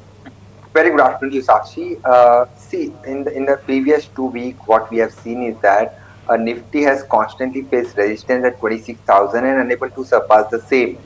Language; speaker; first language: English; non-native, local second language; Hindi